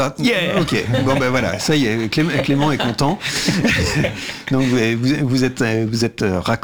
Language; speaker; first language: French; native; French